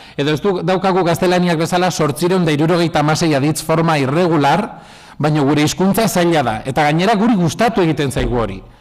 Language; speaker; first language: Basque; non-native, local second language; Spanish